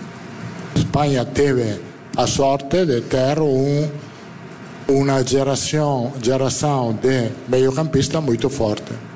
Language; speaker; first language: Portuguese; non-native, fluent; Italian